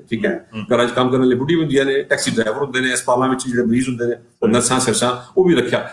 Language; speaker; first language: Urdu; non-native, local second language; Punjabi